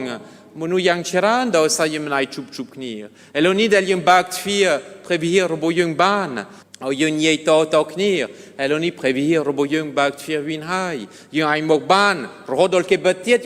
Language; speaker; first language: Khmer; non-native, fluent; French